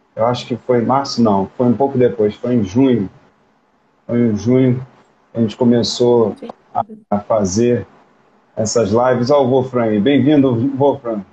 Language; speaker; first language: Portuguese; native; Portuguese